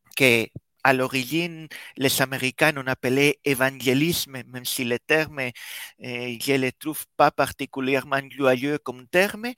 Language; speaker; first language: French; non-native, fluent; Spanish